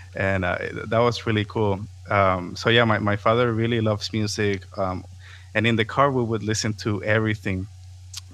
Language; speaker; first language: English; non-native, fluent; Spanish